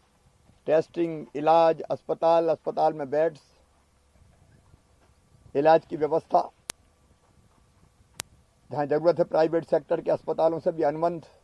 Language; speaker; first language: Hindi; native; Hindi